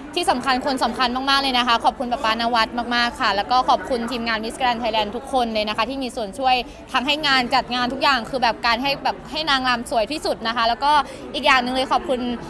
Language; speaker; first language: Thai; native; Thai